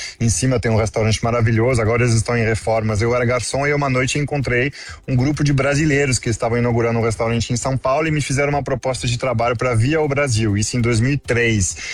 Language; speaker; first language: Portuguese; non-native, fluent; French